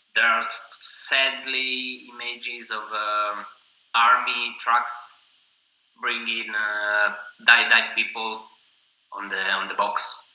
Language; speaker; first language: English; non-native, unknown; Italian